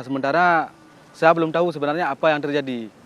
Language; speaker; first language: Indonesian; native; Indonesian